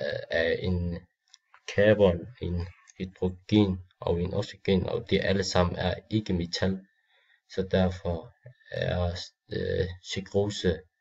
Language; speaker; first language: Danish; non-native, learner; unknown